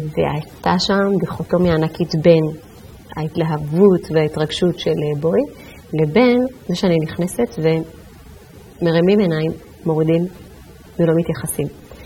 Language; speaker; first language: Hebrew; early bilingual, other home language; Amharic